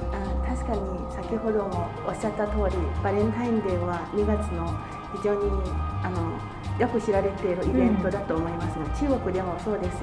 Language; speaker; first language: Japanese; non-native, fluent; Chinese